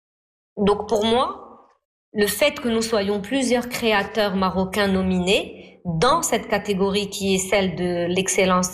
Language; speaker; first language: French; non-native, local second language; Arabic